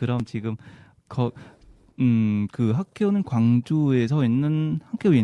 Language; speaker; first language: Korean; non-native, fluent; Vietnamese